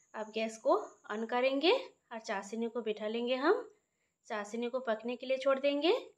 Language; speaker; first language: Hindi; non-native, local second language; Odia